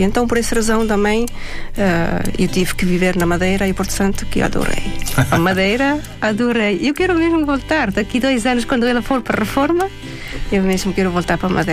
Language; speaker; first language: Portuguese; non-native, fluent; Estonian